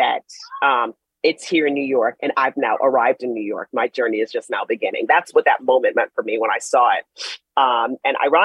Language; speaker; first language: English; native; English